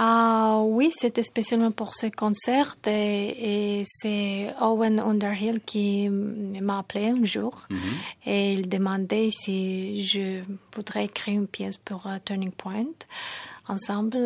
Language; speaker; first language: French; non-native, fluent; Tajik